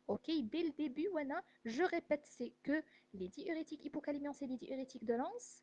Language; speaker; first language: French; non-native, local second language; Arabic